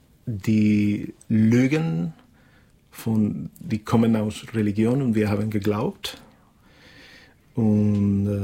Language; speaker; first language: German; non-native, learner; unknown